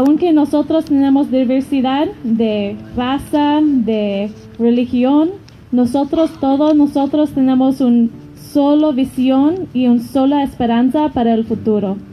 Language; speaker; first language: Spanish; non-native, learner; English